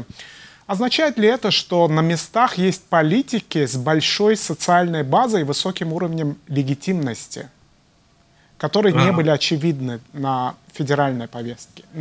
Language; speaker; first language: Russian; native; Russian